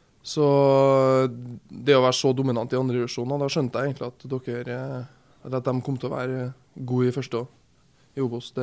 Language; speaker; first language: Norwegian; native; Norwegian